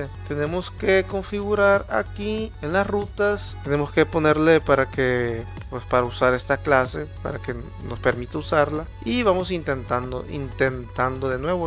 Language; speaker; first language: Spanish; native; Spanish